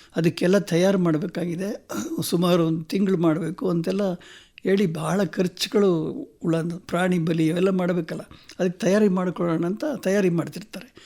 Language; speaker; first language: Kannada; native; Kannada